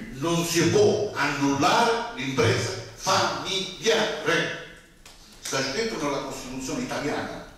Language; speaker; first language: Italian; native; Italian